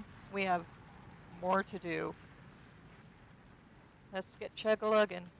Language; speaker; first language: English; native; English